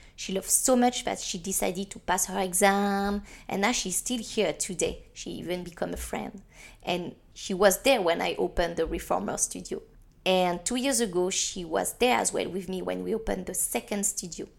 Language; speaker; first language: English; non-native, fluent; French